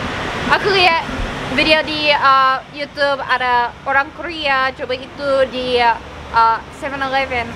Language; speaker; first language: Indonesian; non-native, learner; English